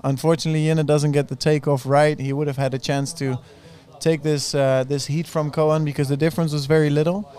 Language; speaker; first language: English; non-native, fluent; Dutch